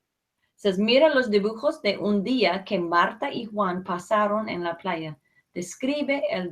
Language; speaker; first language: Spanish; non-native, fluent; English